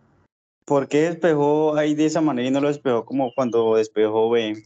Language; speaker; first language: Spanish; native; Spanish